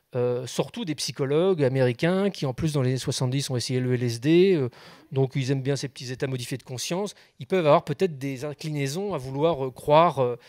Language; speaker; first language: French; native; French